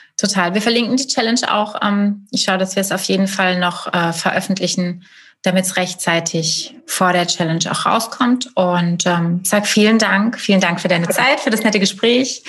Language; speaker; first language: German; native; German